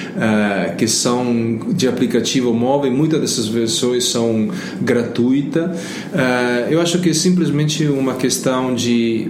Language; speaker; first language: Portuguese; non-native, fluent; Italian